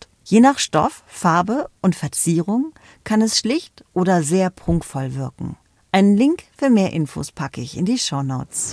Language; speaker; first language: German; native; German